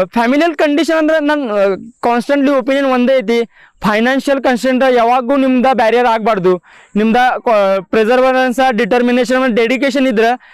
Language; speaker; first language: Kannada; non-native, local second language; Marathi